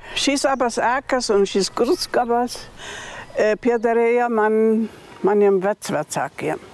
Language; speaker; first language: Latvian; non-native, local second language; German